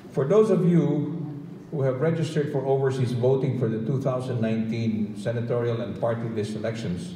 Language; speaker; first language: English; non-native, local second language; Filipino